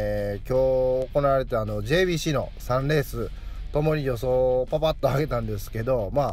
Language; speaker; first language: Japanese; native; Japanese